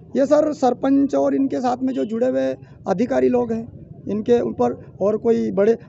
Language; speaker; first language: Hindi; native; Hindi